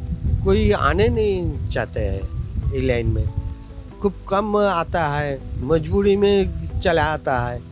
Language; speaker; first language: Hindi; non-native, local second language; Bangla